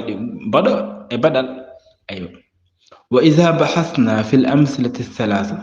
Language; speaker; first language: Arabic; non-native, fluent; Fula